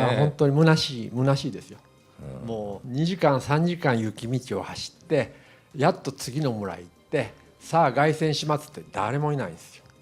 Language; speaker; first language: Japanese; native; Japanese